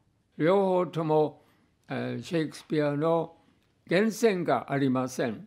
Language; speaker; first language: Japanese; non-native, fluent; English